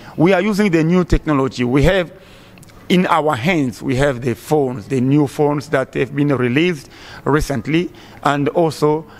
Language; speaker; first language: English; non-native, fluent; Swahili